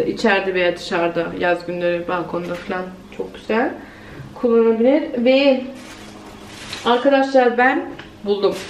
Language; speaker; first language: Turkish; early bilingual, heritage; Turkish